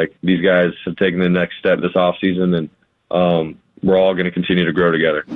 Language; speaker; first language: English; native; English